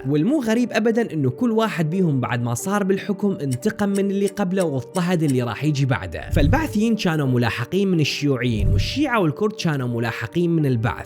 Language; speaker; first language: Arabic; native; Arabic